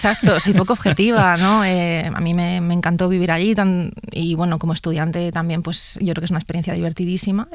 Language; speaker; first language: Spanish; native; Spanish